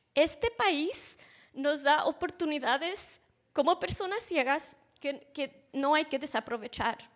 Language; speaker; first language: Spanish; early bilingual, heritage; Spanish